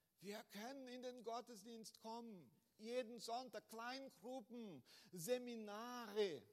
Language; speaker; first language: German; non-native, fluent; Portuguese